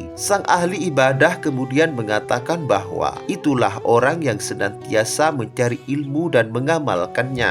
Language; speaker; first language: Indonesian; native; Indonesian